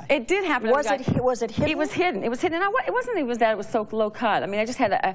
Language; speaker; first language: English; native; English